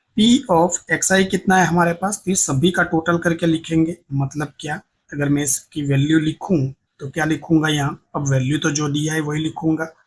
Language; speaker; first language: Hindi; non-native, local second language; Gujarati